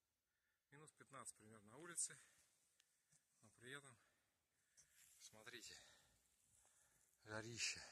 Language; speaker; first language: Russian; native; Russian